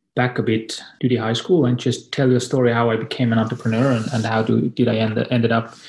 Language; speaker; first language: English; non-native, fluent; Estonian